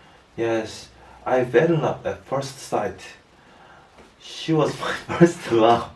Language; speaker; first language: English; non-native, learner; Korean